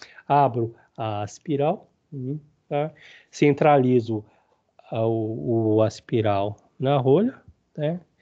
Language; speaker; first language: Portuguese; native; Portuguese